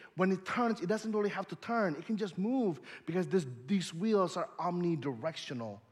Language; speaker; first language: English; early bilingual, other home language; Indonesian